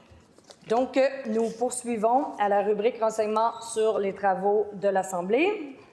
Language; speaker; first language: French; native; French